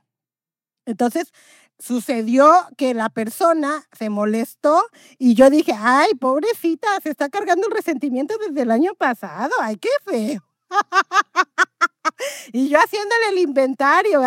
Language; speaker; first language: Spanish; native; Spanish